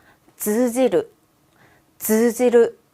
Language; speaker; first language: Japanese; non-native, fluent; Korean